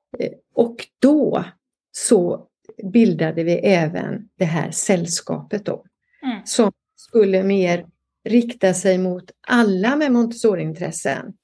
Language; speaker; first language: Swedish; native; Swedish